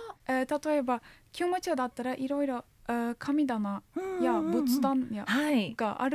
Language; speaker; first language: Japanese; non-native, fluent; Turkish